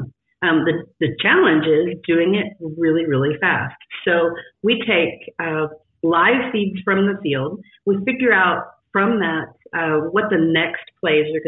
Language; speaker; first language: English; native; English